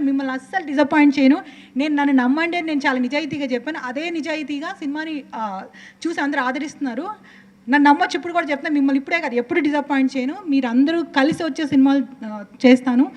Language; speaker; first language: Telugu; native; Telugu